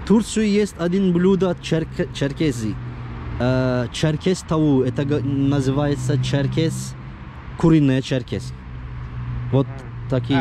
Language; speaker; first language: Russian; non-native, learner; Turkish